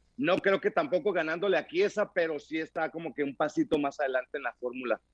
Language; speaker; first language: Spanish; native; Spanish